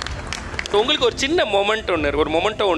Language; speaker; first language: Tamil; native; Tamil